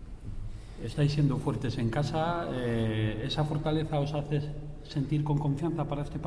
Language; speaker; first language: Spanish; native; Spanish